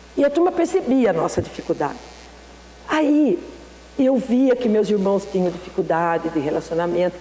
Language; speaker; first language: Portuguese; native; Portuguese